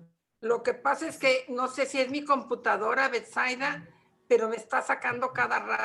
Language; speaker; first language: Spanish; native; Spanish